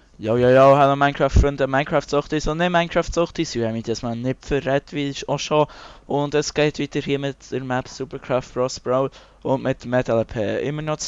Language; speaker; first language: German; native; German